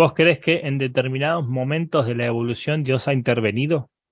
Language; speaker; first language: Spanish; native; Spanish